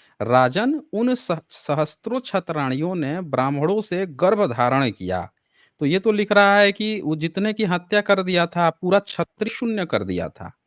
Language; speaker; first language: Hindi; native; Hindi